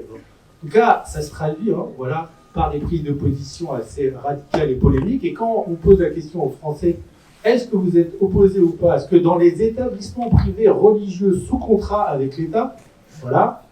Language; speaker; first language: French; native; French